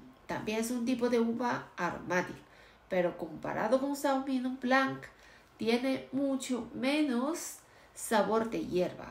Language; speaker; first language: Spanish; non-native, fluent; Chinese